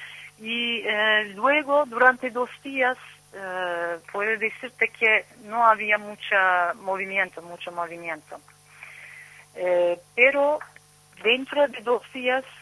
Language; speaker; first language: Spanish; non-native, fluent; Turkish